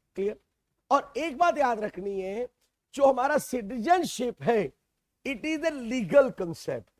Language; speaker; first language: Hindi; native; Hindi